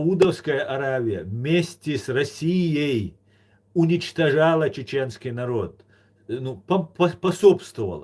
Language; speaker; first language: Russian; non-native, local second language; Chechen